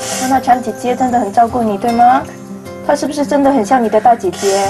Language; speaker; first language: Chinese; native; Chinese